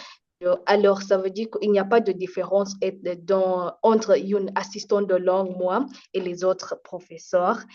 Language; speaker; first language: French; non-native, fluent; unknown